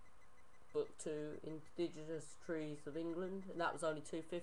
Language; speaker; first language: English; native; English